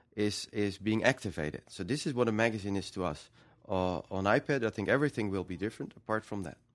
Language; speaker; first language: English; non-native, fluent; Dutch